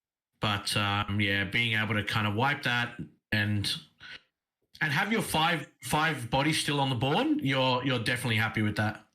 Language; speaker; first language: English; native; English